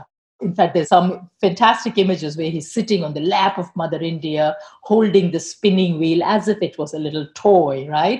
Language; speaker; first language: English; non-native, local second language; Tamil